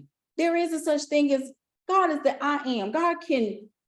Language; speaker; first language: English; native; English